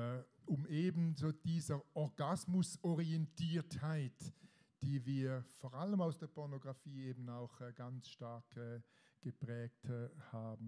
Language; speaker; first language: German; native; German